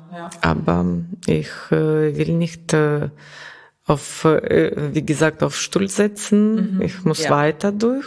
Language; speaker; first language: German; non-native, fluent; Russian